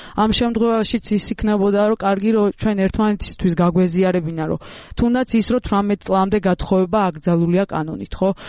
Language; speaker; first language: Georgian; non-native, local second language; Armenian